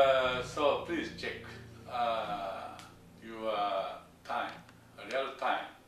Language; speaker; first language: English; non-native, learner; Japanese